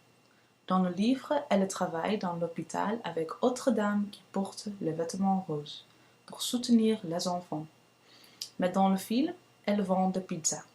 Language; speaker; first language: French; non-native, learner; Dutch